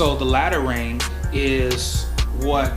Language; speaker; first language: English; native; English